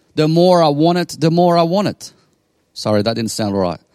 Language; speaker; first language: English; non-native, fluent; Bosnian